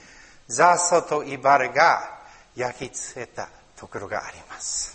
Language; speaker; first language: Japanese; non-native, learner; English